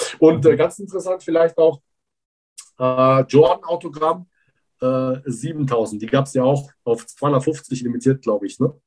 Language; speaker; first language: German; early bilingual, other home language; Persian